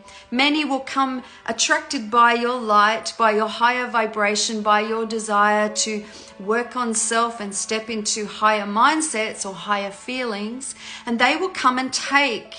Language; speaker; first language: English; native; English